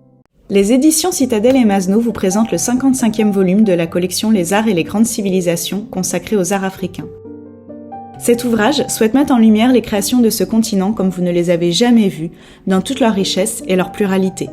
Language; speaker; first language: French; native; French